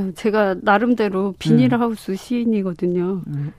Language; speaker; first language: Korean; native; Korean